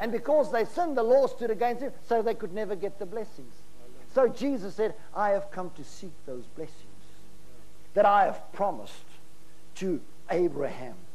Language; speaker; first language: English; non-native, local second language; Afrikaans